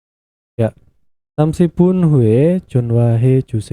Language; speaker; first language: Korean; non-native, fluent; Indonesian